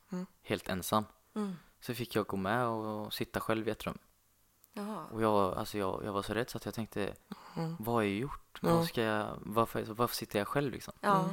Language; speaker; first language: Swedish; non-native, fluent; Arabic